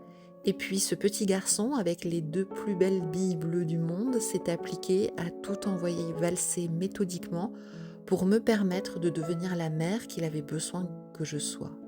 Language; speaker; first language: French; native; French